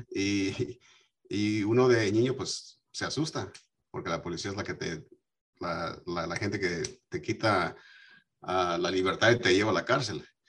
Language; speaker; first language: Spanish; early bilingual, heritage; Spanish